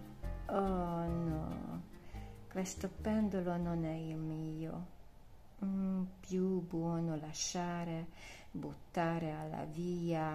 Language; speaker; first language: Italian; non-native, learner; Hungarian